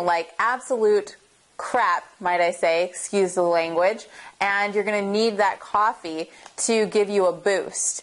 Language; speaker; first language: English; native; English